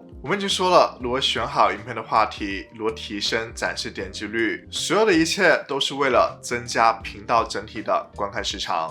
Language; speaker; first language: Chinese; native; Chinese